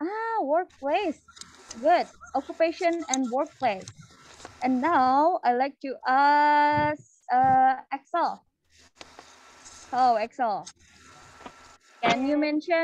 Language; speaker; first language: English; non-native, fluent; Indonesian